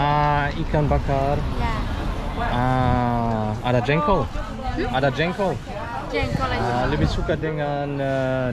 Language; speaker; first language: Indonesian; non-native, learner; German